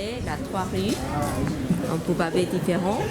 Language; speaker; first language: French; non-native, learner; Korean